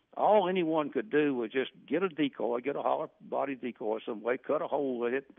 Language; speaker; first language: English; native; English